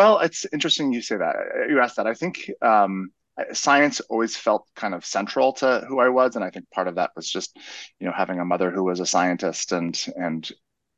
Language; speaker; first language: English; native; English